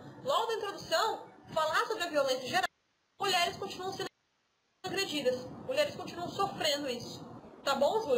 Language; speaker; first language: Portuguese; native; Portuguese